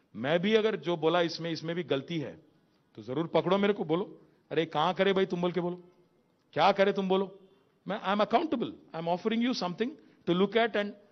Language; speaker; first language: Hindi; non-native, local second language; Telugu